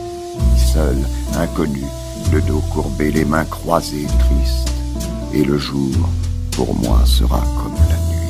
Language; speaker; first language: French; native; French